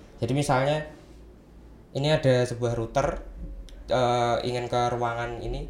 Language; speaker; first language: Indonesian; native; Indonesian